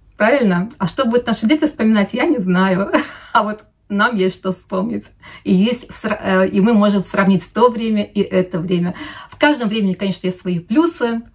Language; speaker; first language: Russian; non-native, local second language; Lithuanian